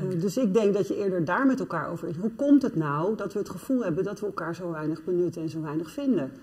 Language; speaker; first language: Dutch; native; Dutch